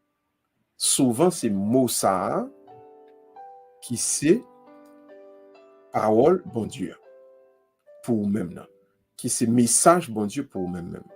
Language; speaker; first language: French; non-native, local second language; Haitian Creole